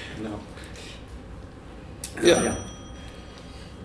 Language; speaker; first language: German; native; German